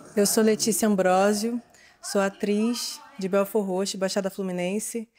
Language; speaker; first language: Portuguese; native; Portuguese